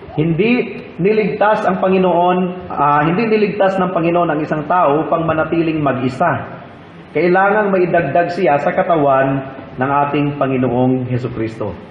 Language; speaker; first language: Filipino; non-native, local second language; Cebuano